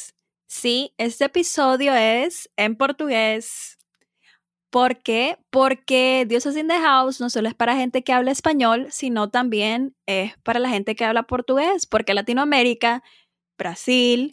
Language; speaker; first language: Portuguese; non-native, fluent; Spanish